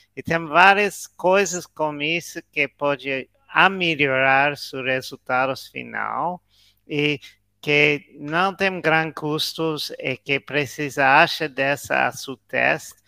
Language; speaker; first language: Portuguese; non-native, learner; English